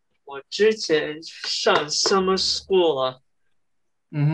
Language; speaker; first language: Chinese; early bilingual, heritage; Cantonese